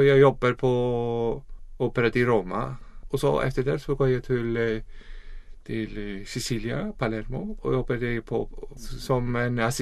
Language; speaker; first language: Swedish; non-native, learner; Icelandic